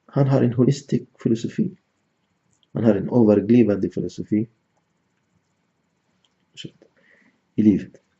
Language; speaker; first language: Swedish; non-native, fluent; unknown